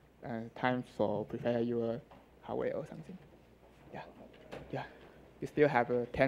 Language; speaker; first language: English; non-native, learner; Chinese